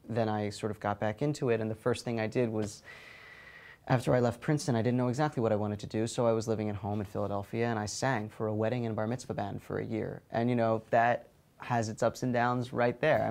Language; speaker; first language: English; native; English